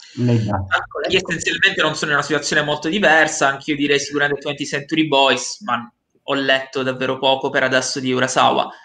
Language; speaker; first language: Italian; native; Italian